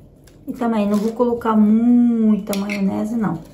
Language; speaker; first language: Portuguese; non-native, learner; Ukrainian